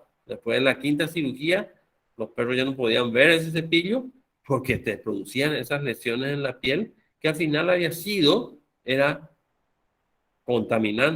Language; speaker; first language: Spanish; native; Spanish